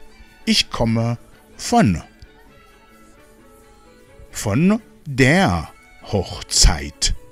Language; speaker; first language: German; non-native, fluent; Rundi